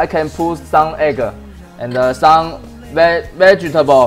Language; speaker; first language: English; non-native, learner; Chinese